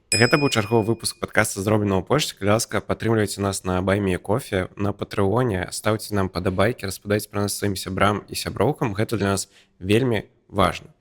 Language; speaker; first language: Belarusian; non-native, local second language; Russian